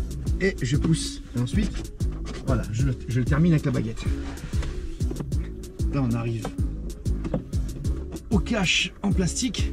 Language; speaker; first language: French; native; French